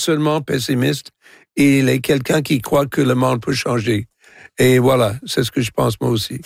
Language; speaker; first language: French; non-native, local second language; English